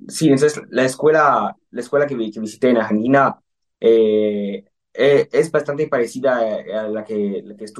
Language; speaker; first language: Spanish; early bilingual, heritage; Spanish